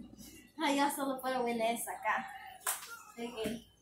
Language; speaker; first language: Spanish; early bilingual, heritage; Spanish